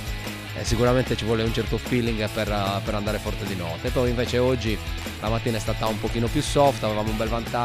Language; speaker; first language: Italian; native; Italian